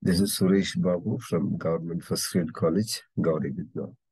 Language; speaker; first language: English; non-native, local second language; Kannada